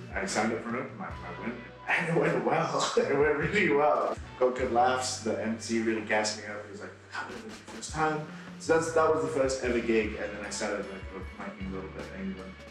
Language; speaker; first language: English; native; English